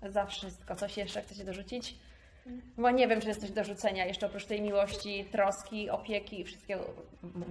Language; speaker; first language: Polish; native; Polish